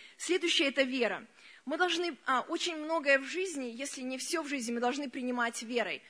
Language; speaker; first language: Russian; early bilingual, other home language; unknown